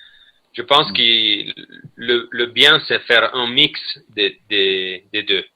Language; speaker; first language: French; non-native, fluent; Italian